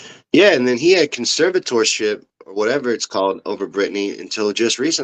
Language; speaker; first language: English; native; English